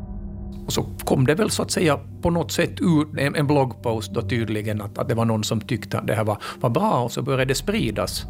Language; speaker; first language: Swedish; native; Swedish